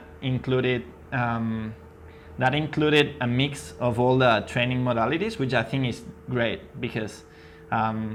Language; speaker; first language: English; non-native, fluent; Spanish